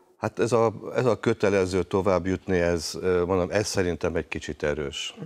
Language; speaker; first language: Hungarian; native; Hungarian